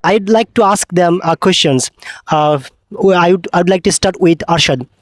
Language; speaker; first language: English; non-native, local second language; Bangla